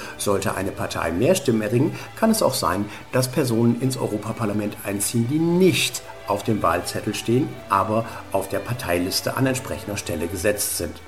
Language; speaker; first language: German; native; German